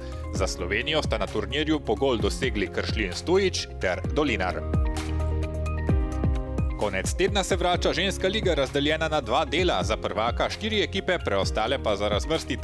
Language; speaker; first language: Slovenian; native; Slovenian